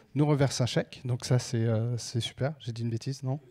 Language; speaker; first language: French; native; French